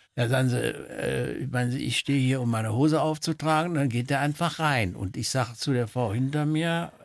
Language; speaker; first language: German; native; German